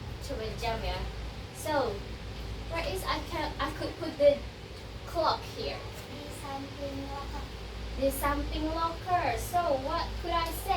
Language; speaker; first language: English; non-native, learner; Indonesian